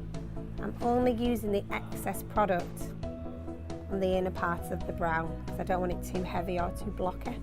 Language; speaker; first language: English; native; English